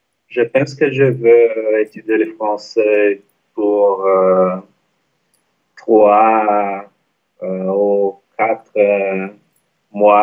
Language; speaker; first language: French; non-native, learner; Portuguese